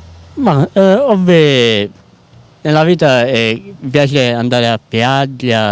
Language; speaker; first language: Italian; non-native, local second language; Sicilian